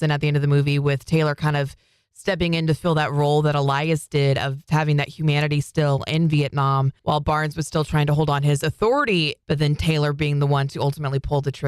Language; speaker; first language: English; native; English